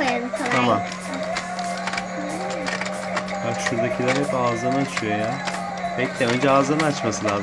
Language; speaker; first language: Turkish; native; Turkish